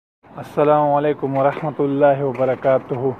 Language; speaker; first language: Hindi; non-native, local second language; Pashto